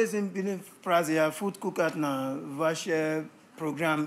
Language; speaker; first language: Czech; non-native, learner; English